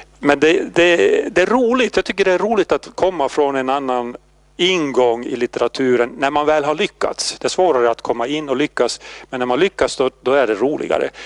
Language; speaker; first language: Swedish; native; Swedish